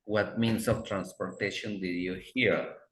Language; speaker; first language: English; non-native, fluent; Spanish